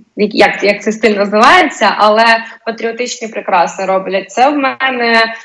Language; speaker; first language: Ukrainian; non-native, local second language; Russian